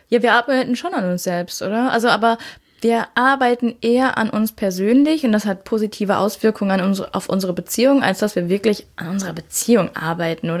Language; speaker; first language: German; native; German